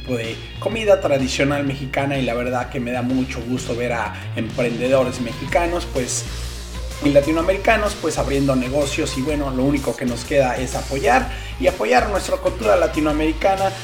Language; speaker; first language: Spanish; native; Spanish